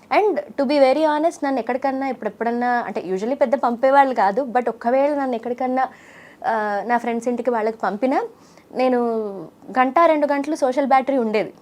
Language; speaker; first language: Telugu; native; Telugu